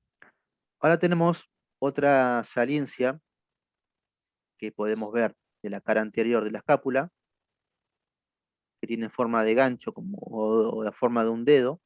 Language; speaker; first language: Spanish; native; Spanish